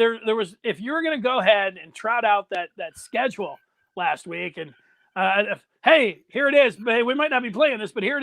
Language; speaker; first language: English; native; English